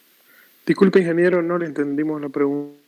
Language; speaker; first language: Spanish; native; Spanish